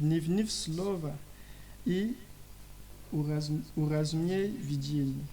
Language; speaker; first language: Russian; non-native, learner; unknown